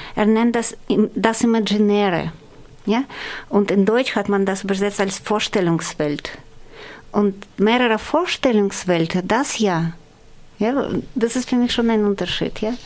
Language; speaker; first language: German; non-native, fluent; Russian